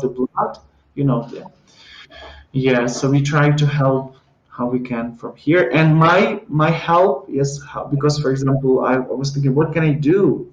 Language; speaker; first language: English; non-native, fluent; Ukrainian